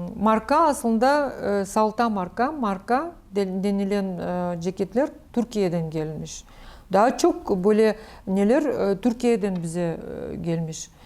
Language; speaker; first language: Turkish; non-native, learner; Crimean Tatar